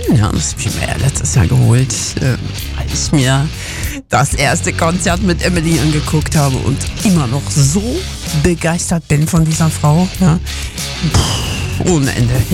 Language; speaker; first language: German; native; German